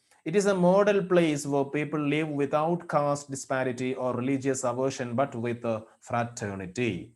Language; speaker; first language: English; non-native, local second language; Malayalam